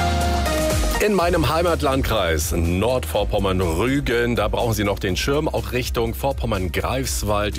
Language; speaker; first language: German; native; German